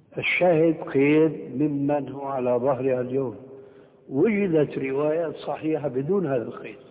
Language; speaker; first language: Arabic; early bilingual, other home language; Albanian